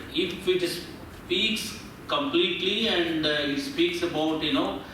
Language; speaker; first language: English; non-native, local second language; Telugu